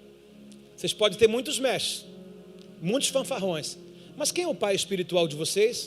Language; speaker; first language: Portuguese; native; Portuguese